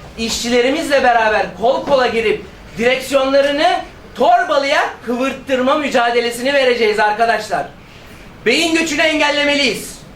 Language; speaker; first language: Turkish; native; Turkish